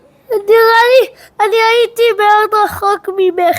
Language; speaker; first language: Hebrew; early bilingual, heritage; Hebrew